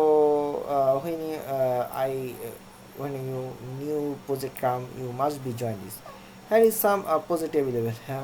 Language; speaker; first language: English; non-native, local second language; Bangla